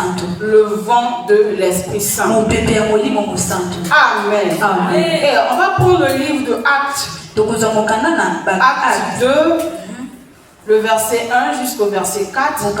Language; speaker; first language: French; non-native, local second language; Lingala